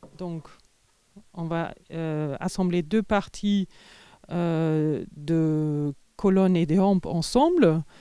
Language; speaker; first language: French; non-native, fluent; German